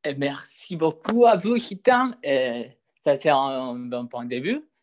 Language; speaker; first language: French; non-native, learner; Spanish